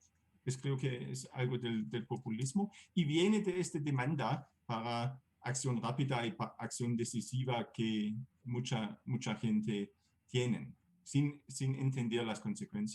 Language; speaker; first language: Spanish; non-native, fluent; German